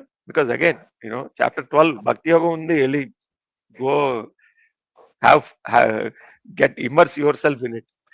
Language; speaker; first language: English; non-native, local second language; Telugu